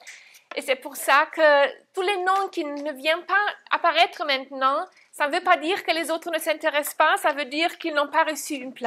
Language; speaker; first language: French; non-native, fluent; German